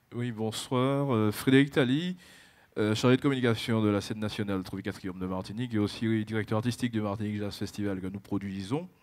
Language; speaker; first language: French; native; French